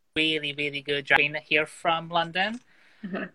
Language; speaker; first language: English; non-native, fluent; Portuguese